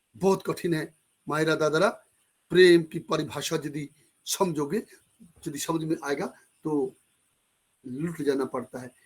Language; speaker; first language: Hindi; non-native, local second language; Bangla